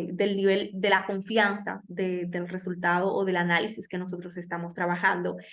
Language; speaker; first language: Spanish; native; Spanish